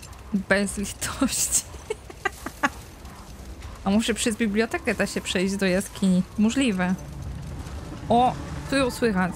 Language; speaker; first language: Polish; native; Polish